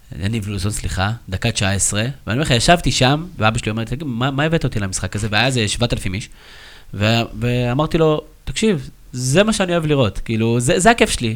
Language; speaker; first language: Hebrew; native; Hebrew